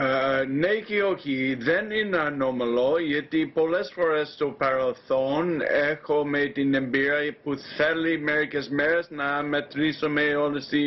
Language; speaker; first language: Greek; non-native, fluent; English